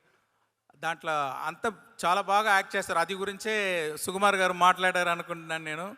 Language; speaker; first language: Telugu; non-native, learner; Tamil